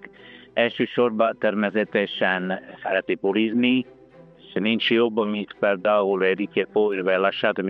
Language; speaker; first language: Hungarian; non-native, fluent; Italian